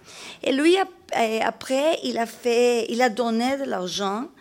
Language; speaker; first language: French; non-native, learner; Spanish